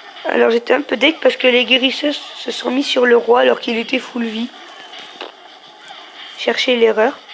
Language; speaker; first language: French; native; French